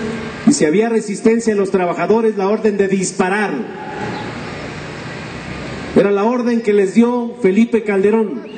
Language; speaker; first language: Spanish; native; Spanish